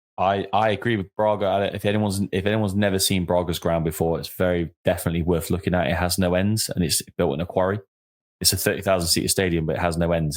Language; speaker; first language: English; native; English